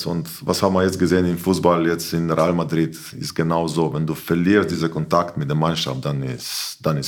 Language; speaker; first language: German; non-native, learner; Slovenian